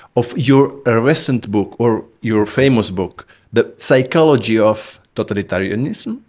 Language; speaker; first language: English; non-native, fluent; Romanian